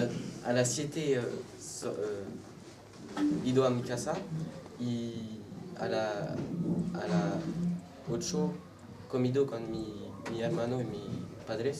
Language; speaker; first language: Spanish; non-native, learner; French